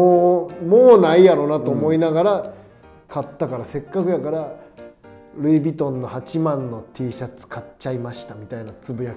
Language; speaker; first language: Japanese; native; Japanese